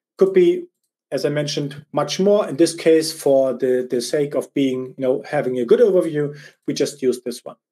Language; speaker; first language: English; non-native, fluent; German